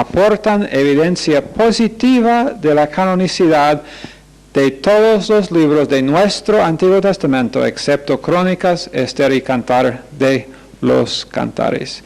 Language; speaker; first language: Spanish; non-native, fluent; English